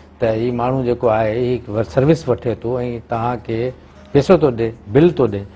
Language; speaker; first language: Sindhi; non-native, local second language; Urdu